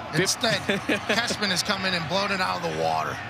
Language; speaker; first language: English; native; English